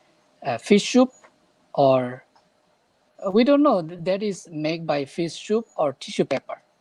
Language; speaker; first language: English; non-native, fluent; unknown